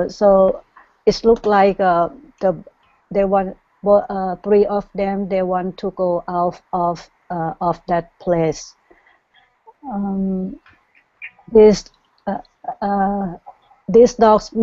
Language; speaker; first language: English; non-native, learner; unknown